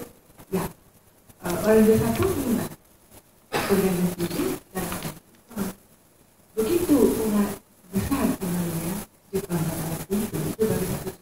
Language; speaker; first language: Indonesian; non-native, fluent; Japanese